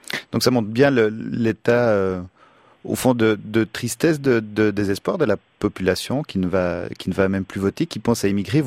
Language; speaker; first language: French; native; French